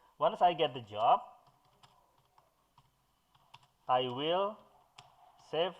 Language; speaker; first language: English; non-native, fluent; Indonesian